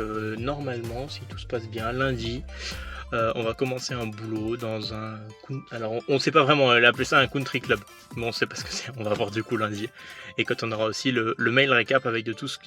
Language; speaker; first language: French; native; French